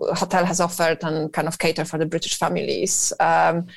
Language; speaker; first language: English; non-native, fluent; Polish